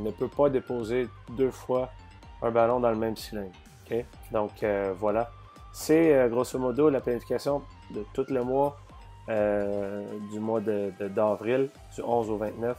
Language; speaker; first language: French; native; French